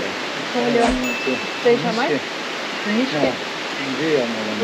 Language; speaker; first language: Spanish; native; Spanish